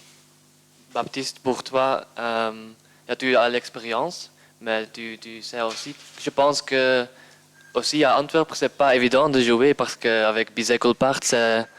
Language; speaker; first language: French; non-native, learner; Dutch